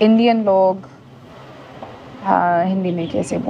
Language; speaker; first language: Hindi; non-native, learner; English